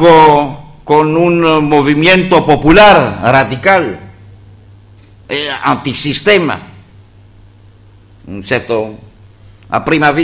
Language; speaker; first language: Spanish; non-native, learner; Greek